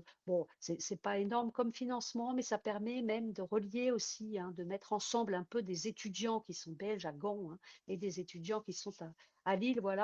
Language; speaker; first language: French; native; French